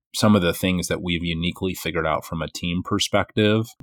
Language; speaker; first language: English; native; English